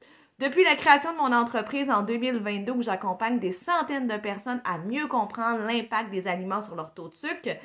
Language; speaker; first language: French; native; French